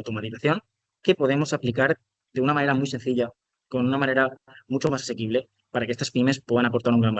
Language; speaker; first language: Spanish; native; Spanish